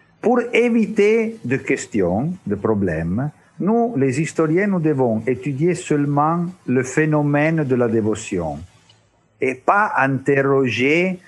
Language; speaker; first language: French; non-native, learner; Italian